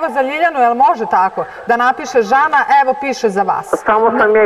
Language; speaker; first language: Serbian; native; Serbian